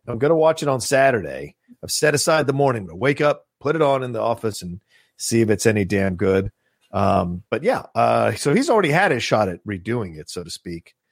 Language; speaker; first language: English; native; English